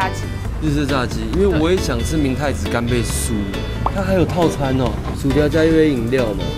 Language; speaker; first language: Chinese; native; Chinese